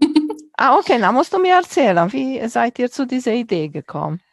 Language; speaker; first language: German; non-native, fluent; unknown